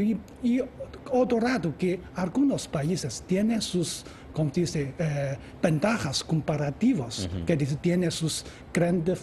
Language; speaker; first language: Spanish; non-native, fluent; Chinese